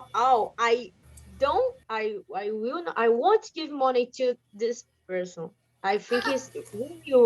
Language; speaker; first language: English; non-native, learner; Portuguese